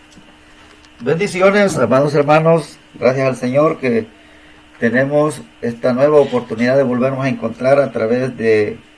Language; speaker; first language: Spanish; native; Spanish